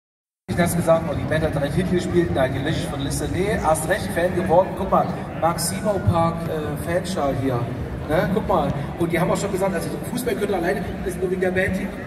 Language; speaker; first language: German; native; German